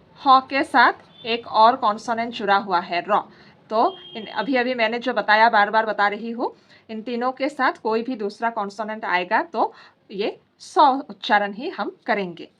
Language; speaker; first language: Hindi; non-native, local second language; Assamese